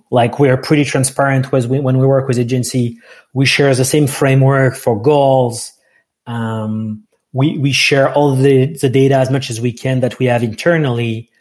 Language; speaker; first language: English; non-native, fluent; French